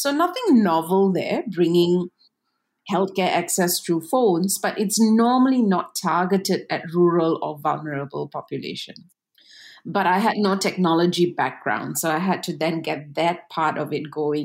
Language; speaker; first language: English; non-native, local second language; Tamil